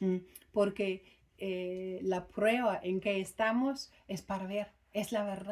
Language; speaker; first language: Spanish; non-native, fluent; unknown